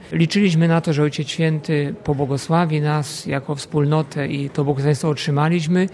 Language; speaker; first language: Polish; native; Polish